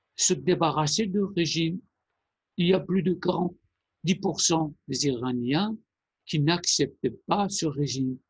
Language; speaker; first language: French; non-native, fluent; Persian